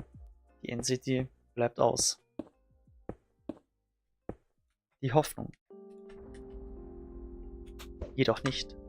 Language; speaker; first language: German; native; German